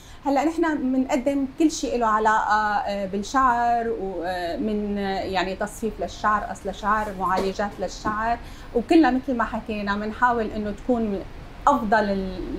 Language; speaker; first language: Arabic; native; Arabic